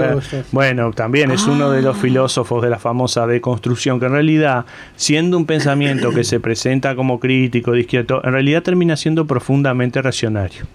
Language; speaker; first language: Spanish; native; Spanish